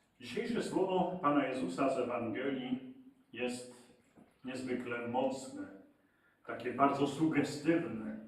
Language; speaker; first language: Polish; native; Polish